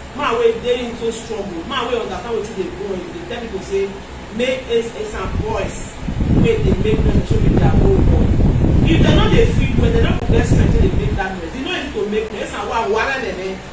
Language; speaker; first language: Nigerian Pidgin; non-native, local second language; Esan